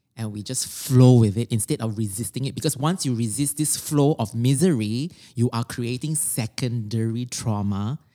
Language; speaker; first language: English; native; English